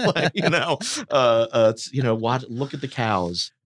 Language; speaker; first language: English; native; English